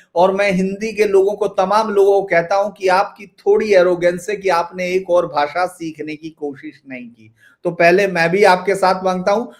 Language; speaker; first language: Hindi; native; Hindi